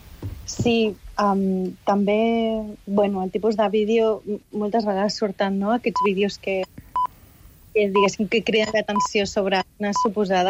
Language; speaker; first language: Catalan; native; Catalan